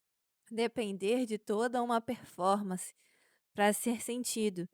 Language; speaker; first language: Portuguese; native; Portuguese